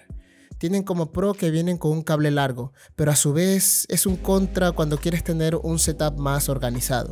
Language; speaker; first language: Spanish; native; Spanish